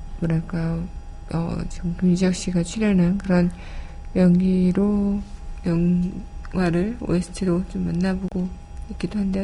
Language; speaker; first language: Korean; native; Korean